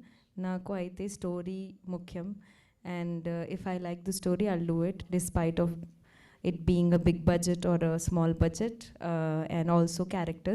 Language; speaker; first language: Telugu; non-native, fluent; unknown